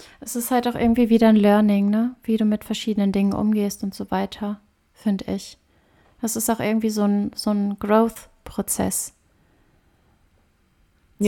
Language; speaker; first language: German; native; German